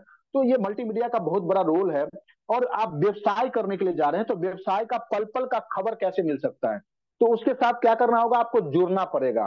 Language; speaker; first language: Hindi; native; Hindi